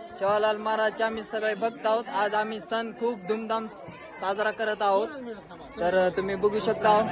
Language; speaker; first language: Marathi; non-native, local second language; Lambadi